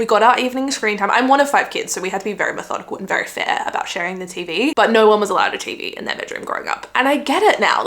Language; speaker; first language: English; native; English